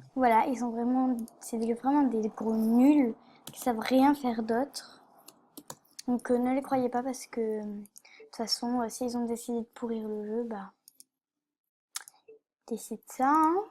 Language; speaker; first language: French; native; French